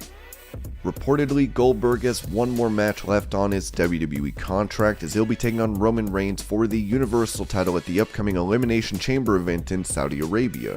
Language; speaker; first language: English; native; English